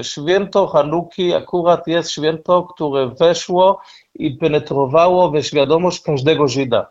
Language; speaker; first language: Polish; non-native, learner; Hebrew